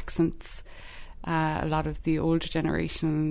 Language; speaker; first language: English; native; English